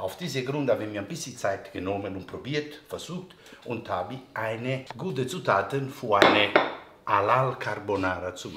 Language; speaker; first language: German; non-native, learner; Italian